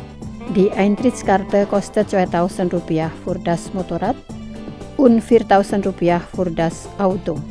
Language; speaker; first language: German; non-native, fluent; Indonesian